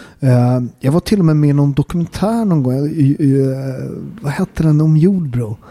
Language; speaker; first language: Swedish; native; Swedish